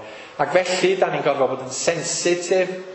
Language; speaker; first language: Welsh; native; Welsh